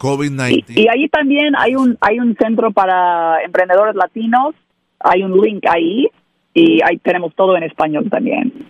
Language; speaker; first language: Spanish; non-native, learner; English